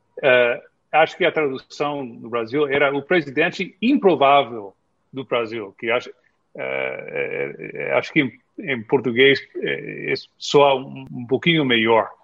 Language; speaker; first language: Portuguese; non-native, fluent; English